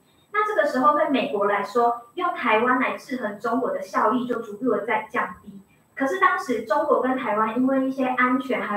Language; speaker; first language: Chinese; native; Chinese